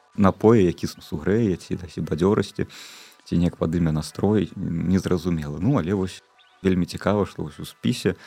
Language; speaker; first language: Belarusian; non-native, local second language; Russian